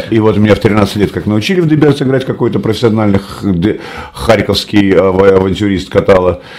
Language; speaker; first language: Russian; native; Russian